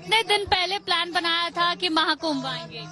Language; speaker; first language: Hindi; native; Hindi